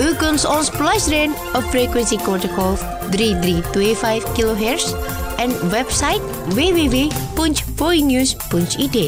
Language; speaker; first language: Dutch; non-native, learner; Indonesian